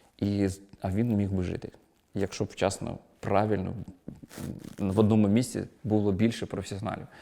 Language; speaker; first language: Ukrainian; non-native, local second language; Russian